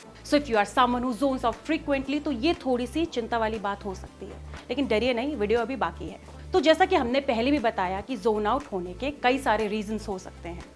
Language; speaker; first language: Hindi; native; Hindi